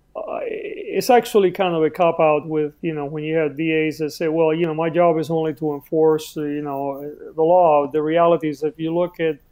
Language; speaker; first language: English; early bilingual, other home language; Spanish